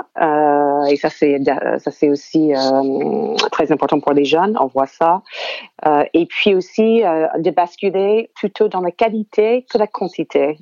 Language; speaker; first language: French; non-native, fluent; English